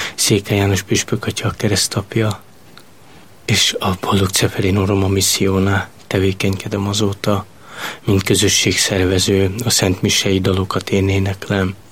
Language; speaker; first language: Hungarian; non-native, local second language; Romany